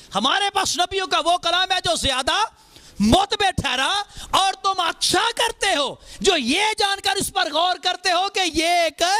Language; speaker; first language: Urdu; non-native, local second language; Punjabi